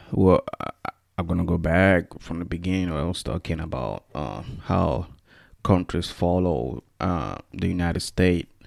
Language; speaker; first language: English; non-native, fluent; Spanish